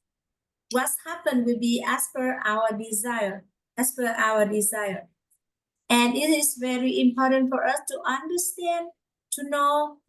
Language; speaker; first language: English; non-native, fluent; Vietnamese